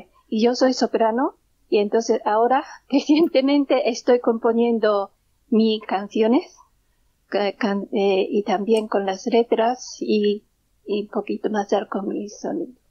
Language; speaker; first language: Spanish; non-native, learner; Japanese